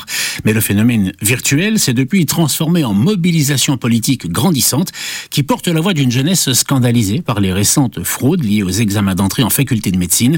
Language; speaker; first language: French; native; French